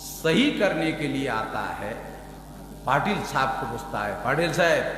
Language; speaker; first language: Hindi; non-native, local second language; Marathi